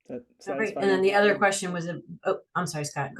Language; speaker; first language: English; native; English